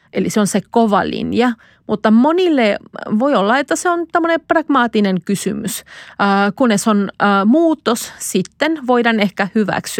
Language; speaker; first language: Finnish; non-native, fluent; Spanish